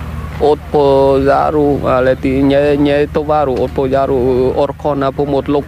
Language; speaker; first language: Polish; non-native, learner; Vietnamese